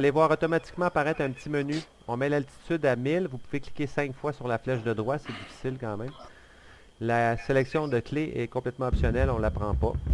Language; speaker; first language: French; native; French